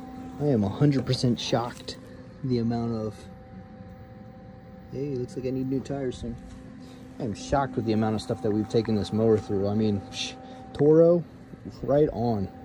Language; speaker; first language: English; native; English